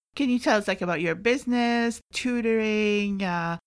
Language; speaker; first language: English; non-native, fluent; Arabic